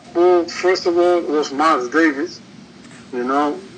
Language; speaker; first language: English; non-native, learner; Spanish